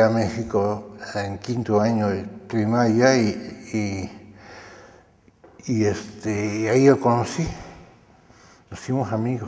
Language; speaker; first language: Spanish; early bilingual, other home language; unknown